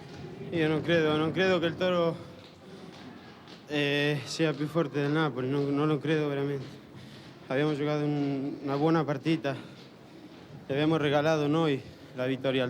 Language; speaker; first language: Italian; non-native, fluent; Spanish